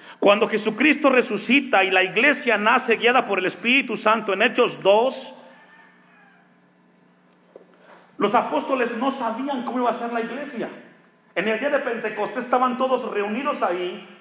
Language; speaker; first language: Spanish; native; Spanish